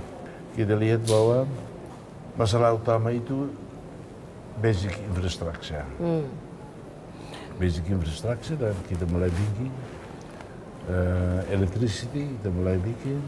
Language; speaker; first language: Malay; non-native, fluent; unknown